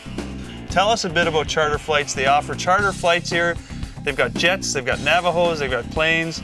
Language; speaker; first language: English; native; English